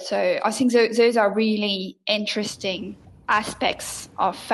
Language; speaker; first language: English; non-native, fluent; French